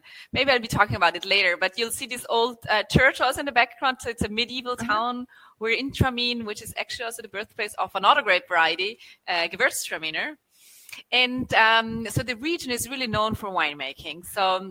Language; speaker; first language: English; non-native, fluent; German